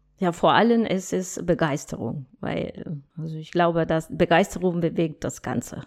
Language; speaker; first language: German; non-native, fluent; Spanish